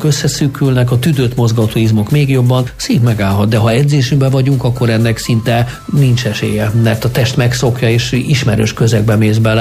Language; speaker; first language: Hungarian; native; Hungarian